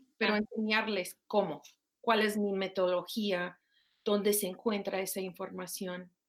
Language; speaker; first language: Spanish; non-native, fluent; English